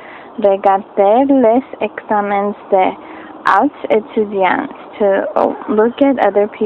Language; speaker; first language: French; non-native, learner; English